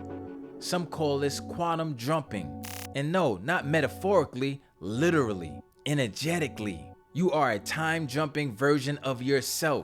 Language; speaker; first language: English; native; English